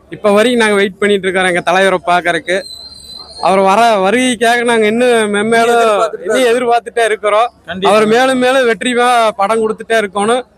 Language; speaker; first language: Tamil; native; Tamil